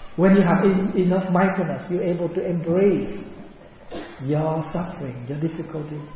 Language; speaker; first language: English; non-native, fluent; Vietnamese